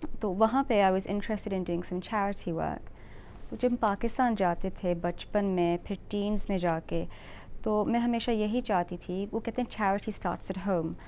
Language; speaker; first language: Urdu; early bilingual, heritage; Urdu